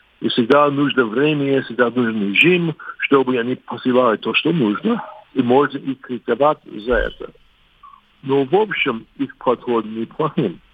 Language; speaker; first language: Russian; non-native, fluent; English